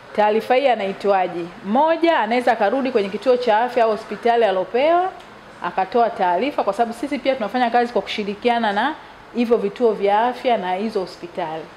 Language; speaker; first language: Swahili; native; Swahili